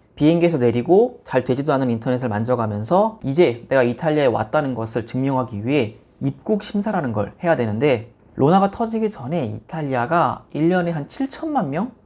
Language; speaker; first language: Korean; native; Korean